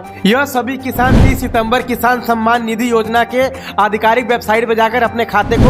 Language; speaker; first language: Hindi; native; Hindi